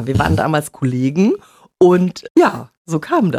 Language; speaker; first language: German; native; German